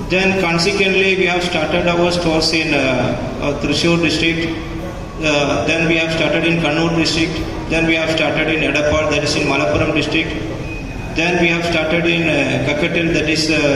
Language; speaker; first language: English; non-native, local second language; Malayalam